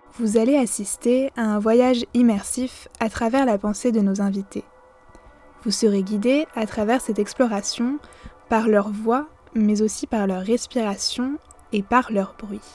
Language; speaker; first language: French; native; French